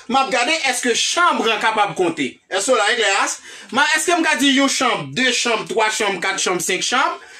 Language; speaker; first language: French; non-native, local second language; Haitian Creole